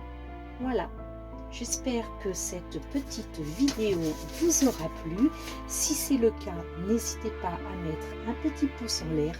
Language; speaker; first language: French; native; French